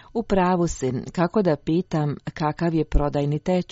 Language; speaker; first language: Croatian; native; Croatian